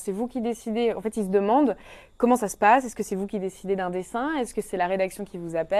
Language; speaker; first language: French; native; French